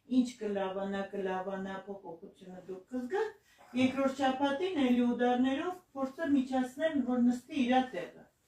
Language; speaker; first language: Armenian; native; Armenian